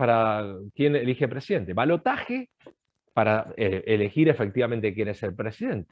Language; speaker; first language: Spanish; native; Spanish